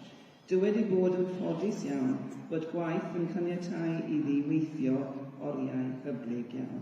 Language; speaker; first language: Welsh; native; Welsh